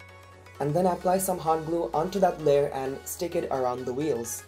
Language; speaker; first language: English; non-native, fluent; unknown